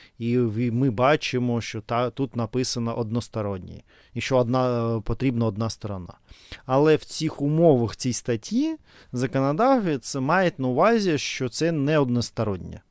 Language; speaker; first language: Ukrainian; non-native, fluent; Russian